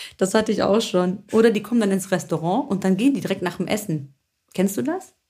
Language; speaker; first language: German; early bilingual, other home language; Greek